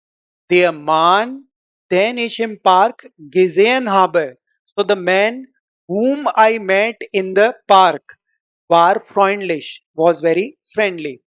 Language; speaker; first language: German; non-native, fluent; Hindi